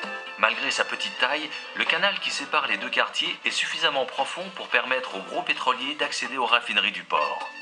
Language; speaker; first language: French; native; French